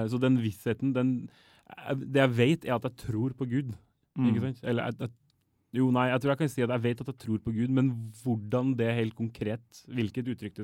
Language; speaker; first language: Norwegian; native; Norwegian